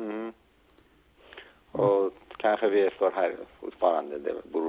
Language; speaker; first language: Swedish; non-native, learner; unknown